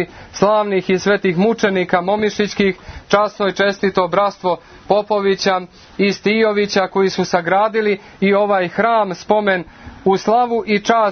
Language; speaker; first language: Croatian; native; Croatian